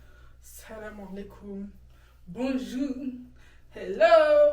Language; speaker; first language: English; non-native, learner; Haitian Creole